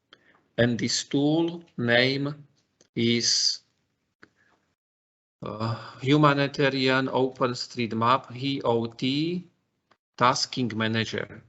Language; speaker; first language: English; non-native, fluent; Slovak